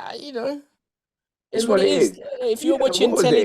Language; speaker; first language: English; native; English